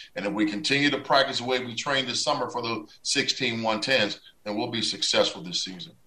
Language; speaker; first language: English; native; English